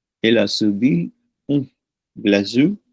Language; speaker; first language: French; non-native, learner; Punjabi